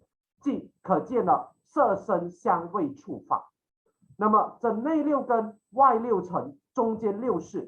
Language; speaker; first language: Chinese; native; Chinese